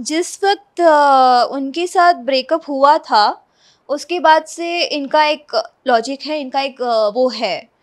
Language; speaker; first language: Hindi; non-native, local second language; Gujarati